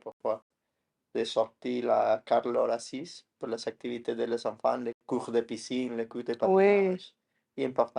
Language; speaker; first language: French; non-native, learner; Spanish